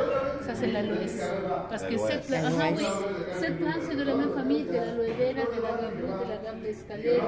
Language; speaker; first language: French; non-native, learner; Spanish